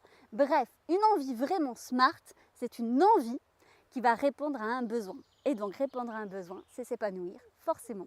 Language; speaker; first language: French; native; French